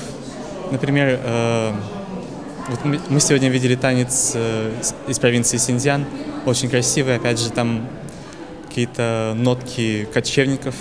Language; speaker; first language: Russian; native; Russian